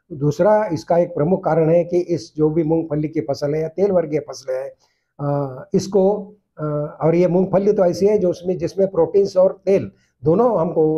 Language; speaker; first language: Hindi; non-native, local second language; Marathi